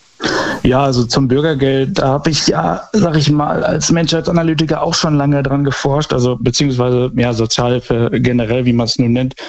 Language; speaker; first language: German; native; German